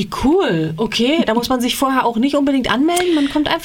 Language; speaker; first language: German; native; German